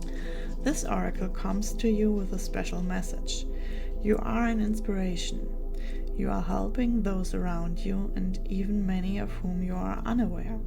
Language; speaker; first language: English; non-native, fluent; German